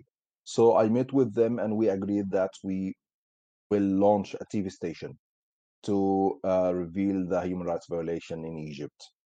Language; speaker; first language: English; non-native, fluent; Arabic